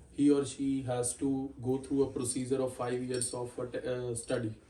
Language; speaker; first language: English; non-native, local second language; Punjabi